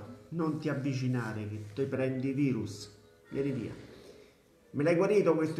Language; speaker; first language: Italian; native; Italian